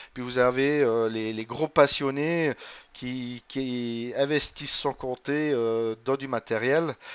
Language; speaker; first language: French; native; French